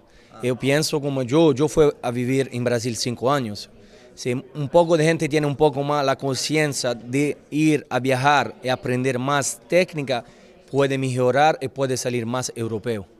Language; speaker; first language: Spanish; non-native, fluent; Italian